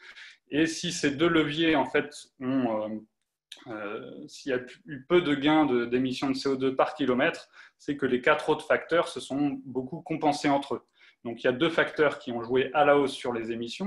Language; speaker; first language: French; native; French